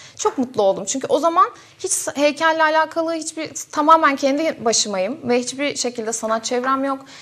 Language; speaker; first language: Turkish; native; Turkish